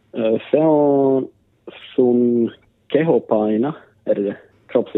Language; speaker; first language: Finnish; non-native, local second language; Swedish